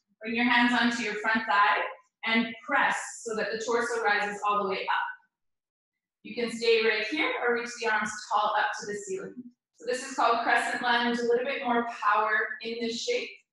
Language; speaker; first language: English; native; English